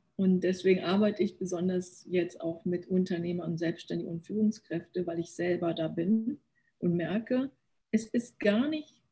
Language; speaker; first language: German; early bilingual, other home language; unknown